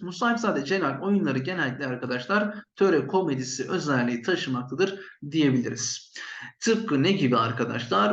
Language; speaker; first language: Turkish; native; Turkish